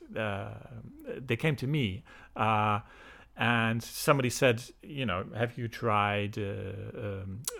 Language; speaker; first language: English; non-native, fluent; Dutch